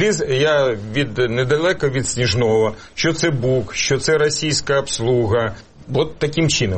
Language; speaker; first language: Ukrainian; native; Ukrainian